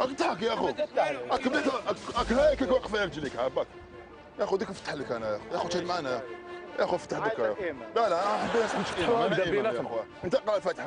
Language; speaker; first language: Arabic; native; Arabic